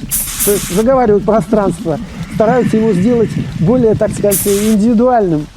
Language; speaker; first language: Russian; native; Russian